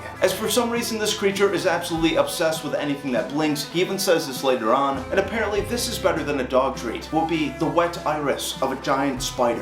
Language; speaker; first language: English; native; English